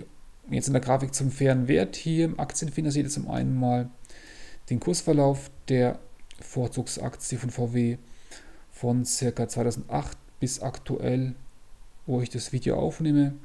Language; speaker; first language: German; native; German